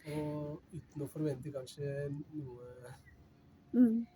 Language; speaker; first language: Norwegian; non-native, fluent; Spanish